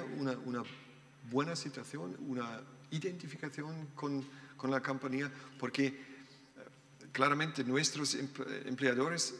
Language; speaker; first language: Spanish; non-native, learner; German